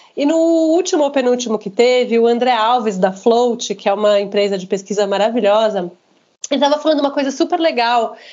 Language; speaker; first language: Portuguese; native; Portuguese